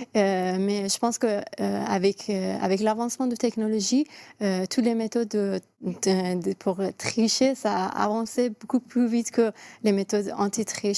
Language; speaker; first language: French; non-native, fluent; Persian